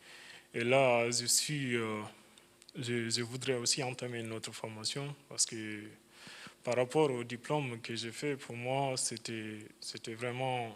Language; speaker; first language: French; non-native, fluent; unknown